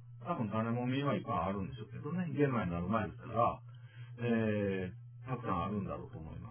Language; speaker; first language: Japanese; native; Japanese